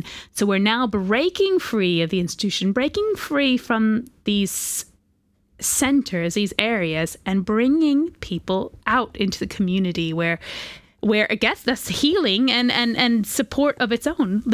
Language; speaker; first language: English; native; English